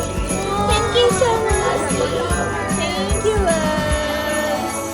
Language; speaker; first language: English; non-native, local second language; Filipino